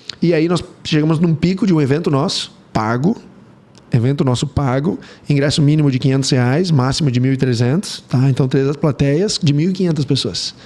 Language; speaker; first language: Portuguese; early bilingual, heritage; Portuguese